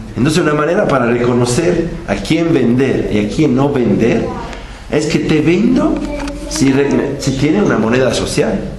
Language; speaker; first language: Spanish; non-native, fluent; Italian